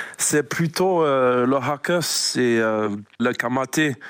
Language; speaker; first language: French; non-native, learner; English